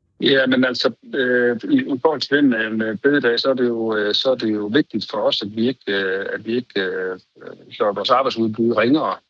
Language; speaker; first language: Danish; native; Danish